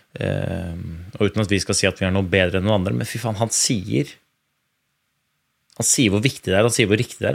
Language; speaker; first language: Norwegian; native; Norwegian